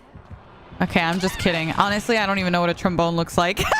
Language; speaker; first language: English; early bilingual, heritage; Spanish